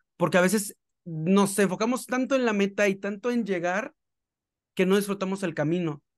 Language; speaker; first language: Spanish; native; Spanish